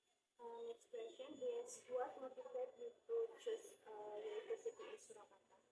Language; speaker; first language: English; non-native, learner; Indonesian